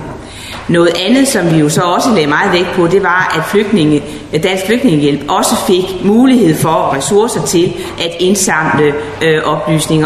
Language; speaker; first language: Danish; native; Danish